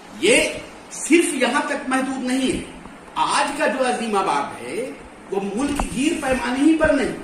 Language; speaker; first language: Urdu; native; Urdu